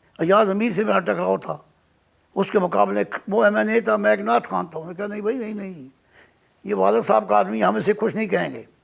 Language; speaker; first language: Urdu; non-native, local second language; Punjabi